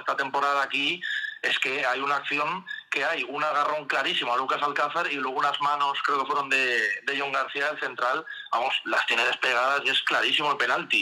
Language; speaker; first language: Spanish; native; Spanish